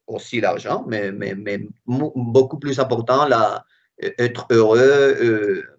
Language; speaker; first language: French; non-native, fluent; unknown